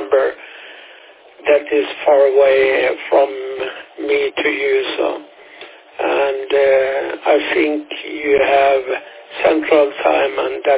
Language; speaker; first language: English; non-native, fluent; Swedish